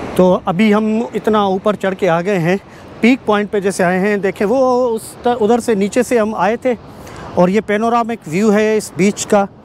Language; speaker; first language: Urdu; native; Urdu